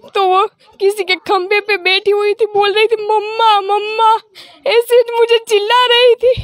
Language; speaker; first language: Hindi; non-native, local second language; Gujarati